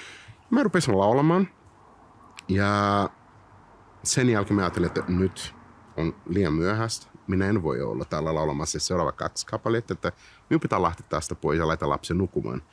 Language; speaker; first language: Finnish; non-native, learner; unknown